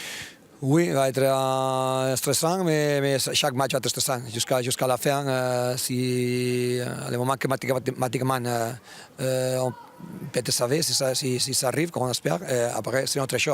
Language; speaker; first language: French; non-native, fluent; Spanish